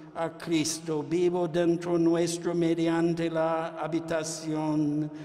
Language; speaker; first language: Spanish; non-native, fluent; English